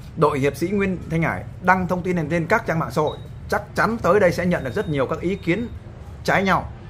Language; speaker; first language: Vietnamese; native; Vietnamese